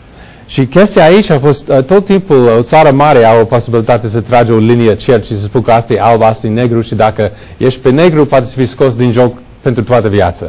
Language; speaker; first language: Romanian; non-native, fluent; English